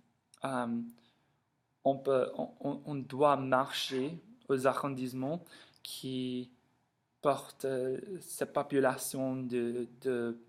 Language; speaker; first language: French; non-native, learner; English